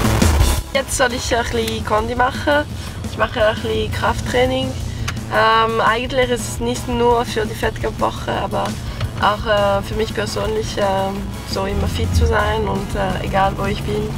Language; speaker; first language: German; non-native, local second language; French